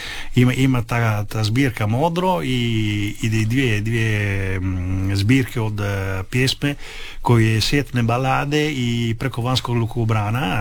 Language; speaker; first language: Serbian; early bilingual, heritage; Italian